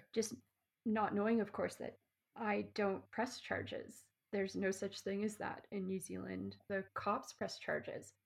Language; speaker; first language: English; native; English